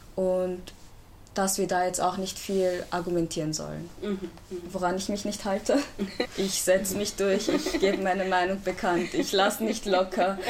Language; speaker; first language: German; native; German